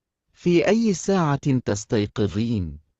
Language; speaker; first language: Arabic; non-native, learner; Indonesian